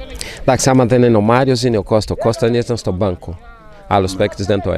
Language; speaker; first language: Greek; non-native, fluent; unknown